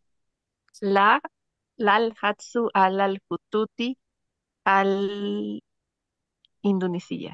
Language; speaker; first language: Arabic; non-native, learner; Spanish